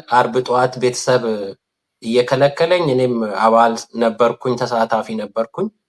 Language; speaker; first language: Amharic; non-native, local second language; Sidamo